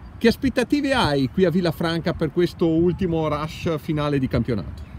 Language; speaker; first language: Italian; native; Italian